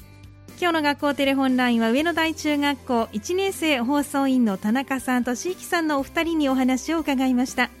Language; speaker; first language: Japanese; native; Japanese